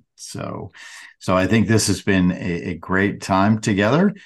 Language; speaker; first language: English; native; English